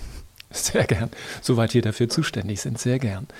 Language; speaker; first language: German; native; German